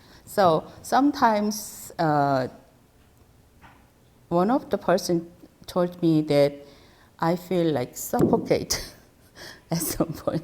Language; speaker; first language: English; non-native, fluent; Korean